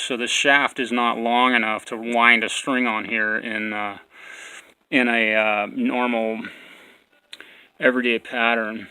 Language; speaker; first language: English; native; English